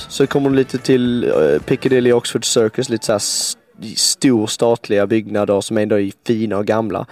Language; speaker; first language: Swedish; native; Swedish